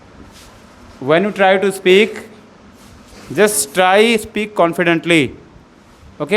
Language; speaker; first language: English; non-native, fluent; Hindi